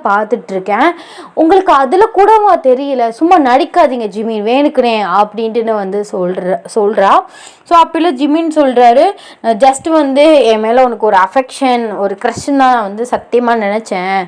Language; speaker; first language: Tamil; native; Tamil